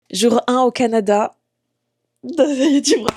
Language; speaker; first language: French; native; French